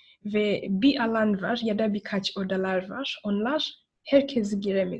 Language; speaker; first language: Turkish; non-native, learner; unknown